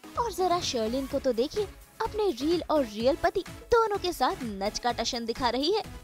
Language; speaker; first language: Hindi; native; Hindi